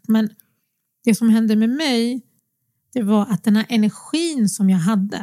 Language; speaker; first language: Swedish; early bilingual, other home language; Arabic